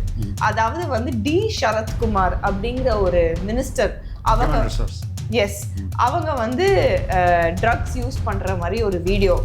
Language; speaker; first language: Tamil; native; Tamil